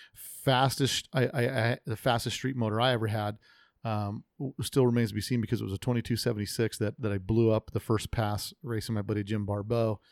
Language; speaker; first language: English; native; English